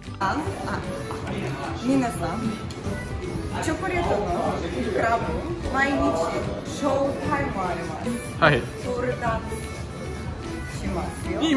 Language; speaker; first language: Japanese; non-native, learner; Russian